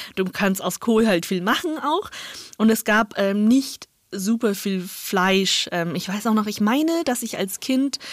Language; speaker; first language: German; non-native, fluent; Chinese